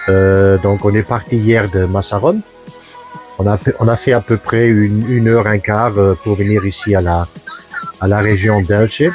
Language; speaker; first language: French; non-native, fluent; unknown